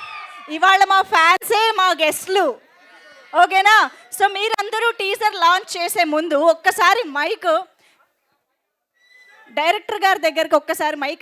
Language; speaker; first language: Telugu; native; Telugu